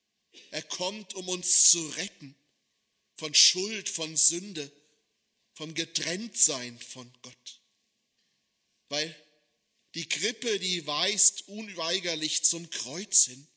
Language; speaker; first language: German; native; German